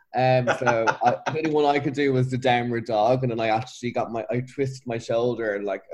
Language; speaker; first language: English; native; English